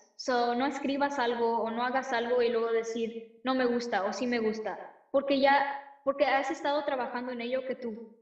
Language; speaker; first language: Spanish; early bilingual, heritage; Spanish